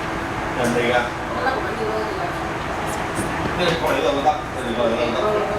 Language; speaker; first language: Chinese; native; Chinese